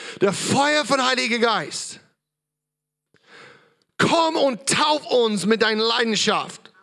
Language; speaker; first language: German; non-native, learner; English